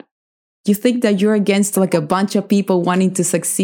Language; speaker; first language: English; non-native, fluent; Spanish